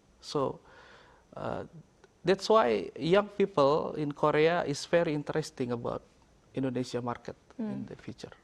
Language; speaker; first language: English; non-native, learner; Indonesian